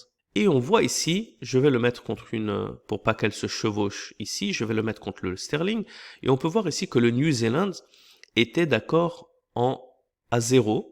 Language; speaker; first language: French; native; French